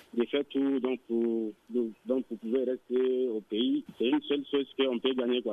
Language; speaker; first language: French; non-native, local second language; Soninke